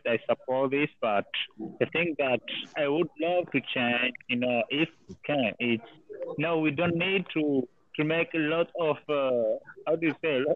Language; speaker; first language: English; non-native, learner; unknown